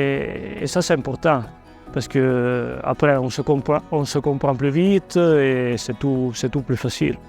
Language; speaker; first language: French; non-native, local second language; Italian